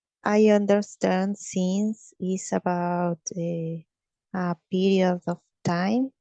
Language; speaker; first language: English; non-native, learner; Spanish